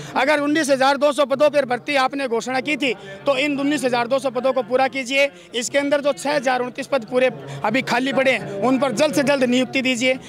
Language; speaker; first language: Hindi; native; Hindi